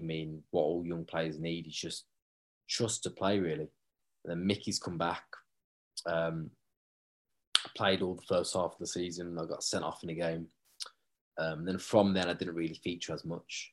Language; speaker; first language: English; native; English